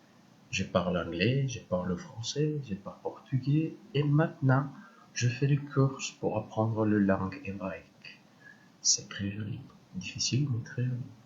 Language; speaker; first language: French; non-native, learner; Spanish